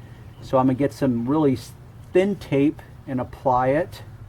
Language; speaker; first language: English; native; English